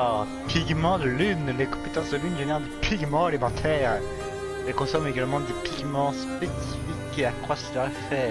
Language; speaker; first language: French; native; French